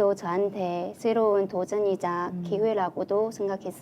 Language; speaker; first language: Korean; non-native, fluent; Chinese